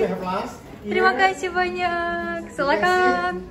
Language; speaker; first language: Indonesian; non-native, learner; Russian